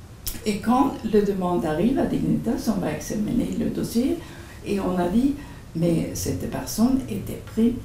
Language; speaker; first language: French; non-native, fluent; Swedish